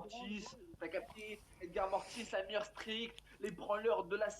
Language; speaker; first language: French; native; French